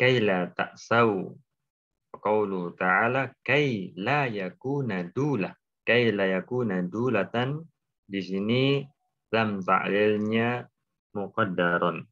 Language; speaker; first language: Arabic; non-native, fluent; Indonesian